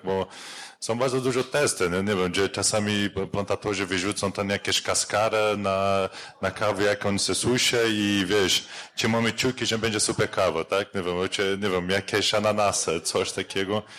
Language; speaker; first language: Polish; non-native, learner; Portuguese